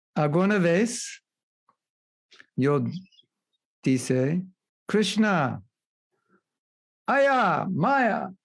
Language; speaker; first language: Spanish; non-native, learner; English